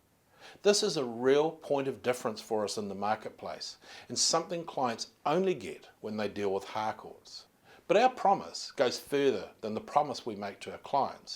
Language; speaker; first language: English; native; English